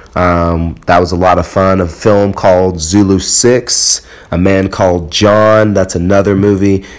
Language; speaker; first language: English; early bilingual, other home language; Akan